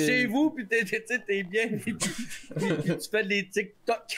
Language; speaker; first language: French; native; French